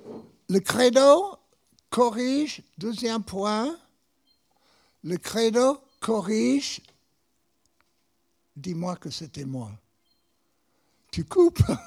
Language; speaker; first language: French; non-native, fluent; English